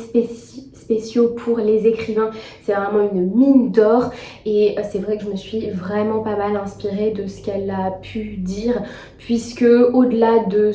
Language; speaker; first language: French; native; French